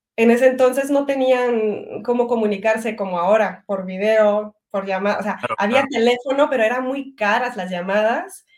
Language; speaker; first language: Spanish; non-native, fluent; French